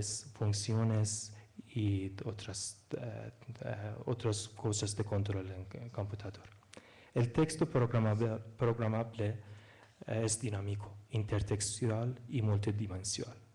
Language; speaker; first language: Spanish; non-native, fluent; Persian